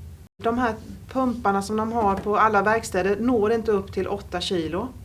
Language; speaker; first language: Swedish; native; Swedish